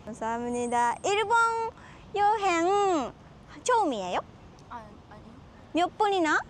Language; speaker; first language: Korean; non-native, learner; Japanese